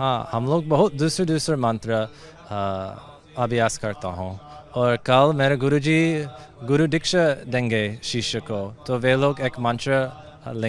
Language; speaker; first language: Hindi; non-native, learner; English